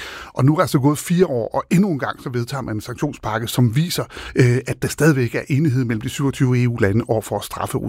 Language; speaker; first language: Danish; native; Danish